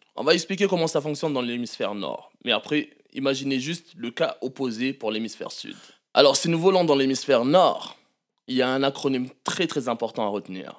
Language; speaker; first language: French; non-native, local second language; Malagasy